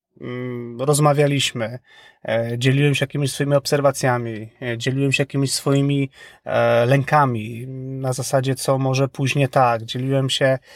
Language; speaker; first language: Polish; native; Polish